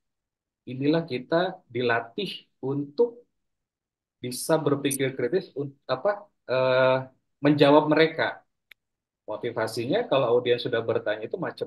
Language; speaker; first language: Indonesian; native; Indonesian